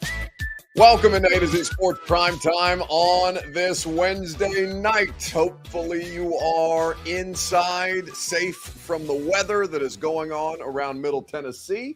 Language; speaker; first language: English; native; English